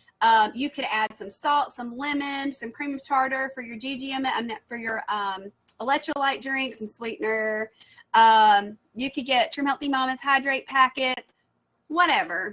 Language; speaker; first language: English; native; English